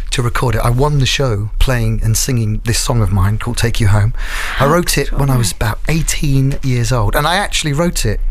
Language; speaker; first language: English; native; English